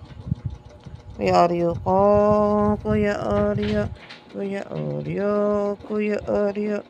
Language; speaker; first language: Filipino; non-native, local second language; Cebuano